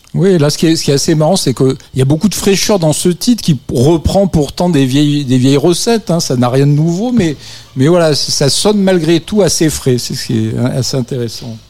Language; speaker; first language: French; native; French